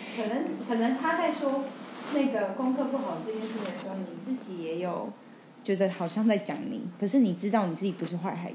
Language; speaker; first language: Chinese; native; Chinese